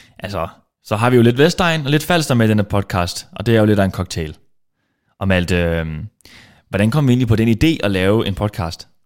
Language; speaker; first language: Danish; native; Danish